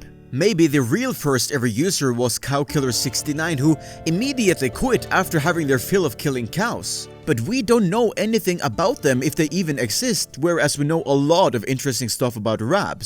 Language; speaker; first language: English; native; English